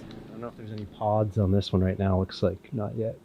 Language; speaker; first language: English; native; English